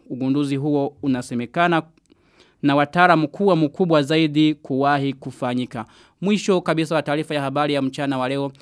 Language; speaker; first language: Swahili; non-native, local second language; Rundi